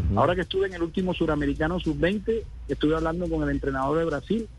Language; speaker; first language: Spanish; native; Spanish